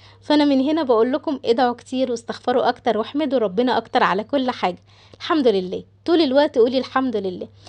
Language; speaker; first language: Egyptian Arabic; native; Egyptian Arabic